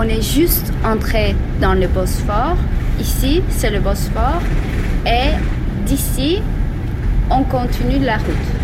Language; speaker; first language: French; non-native, fluent; Turkish